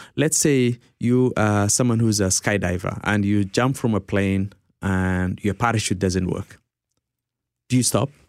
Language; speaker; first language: English; early bilingual, other home language; Somali